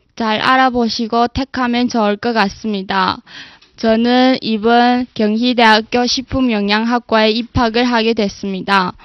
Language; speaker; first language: Korean; non-native, fluent; Chinese